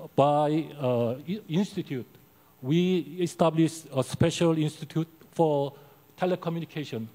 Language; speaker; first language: English; non-native, learner; Korean